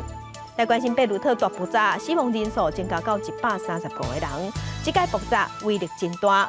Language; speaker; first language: Chinese; native; Chinese